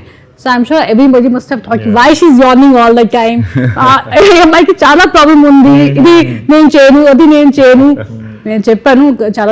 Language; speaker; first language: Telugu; non-native, fluent; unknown